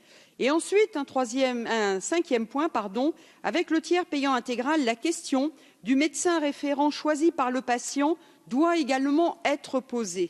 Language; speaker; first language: French; native; French